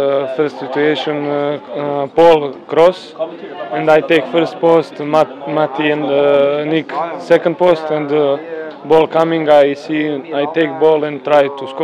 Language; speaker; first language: English; non-native, learner; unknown